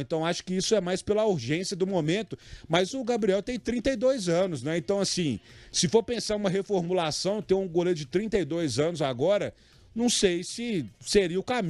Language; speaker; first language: Portuguese; native; Portuguese